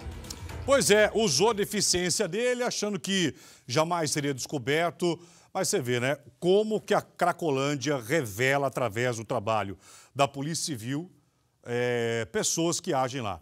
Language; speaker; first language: Portuguese; native; Portuguese